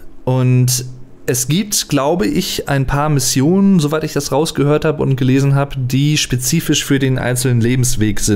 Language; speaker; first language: German; native; German